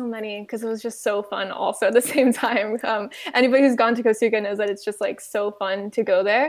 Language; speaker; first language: English; native; English